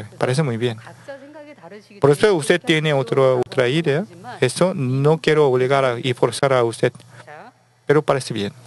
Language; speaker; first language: Spanish; non-native, learner; Korean